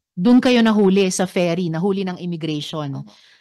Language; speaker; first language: Filipino; native; Filipino